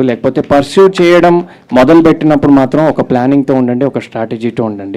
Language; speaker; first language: Telugu; native; Telugu